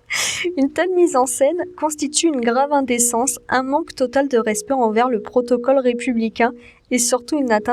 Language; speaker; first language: French; native; French